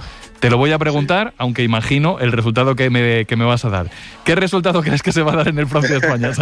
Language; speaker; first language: Spanish; native; Spanish